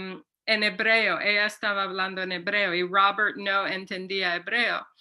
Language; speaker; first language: Spanish; non-native, fluent; English